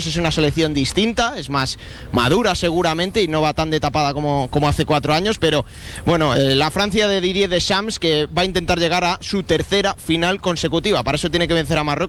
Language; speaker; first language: Spanish; native; Spanish